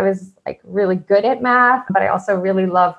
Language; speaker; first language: English; native; English